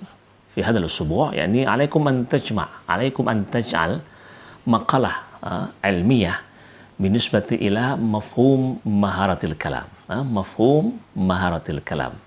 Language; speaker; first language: Arabic; non-native, fluent; Indonesian